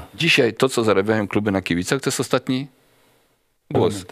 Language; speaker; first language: Polish; native; Polish